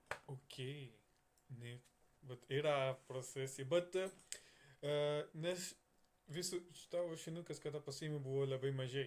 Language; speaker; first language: Lithuanian; non-native, learner; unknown